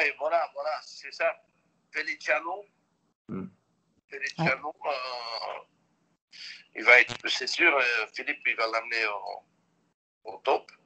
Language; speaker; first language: French; non-native, local second language; Dutch